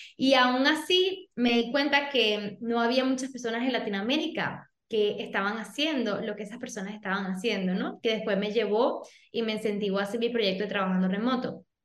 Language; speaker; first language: Spanish; early bilingual, other home language; Portuguese